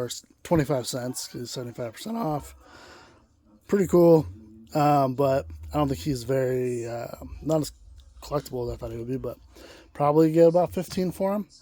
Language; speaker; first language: English; native; English